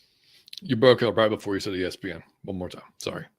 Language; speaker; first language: English; native; English